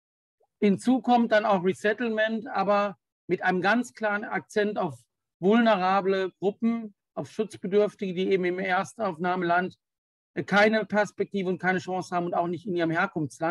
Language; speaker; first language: German; native; German